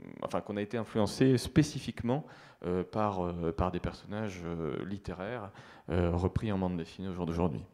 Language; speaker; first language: French; native; French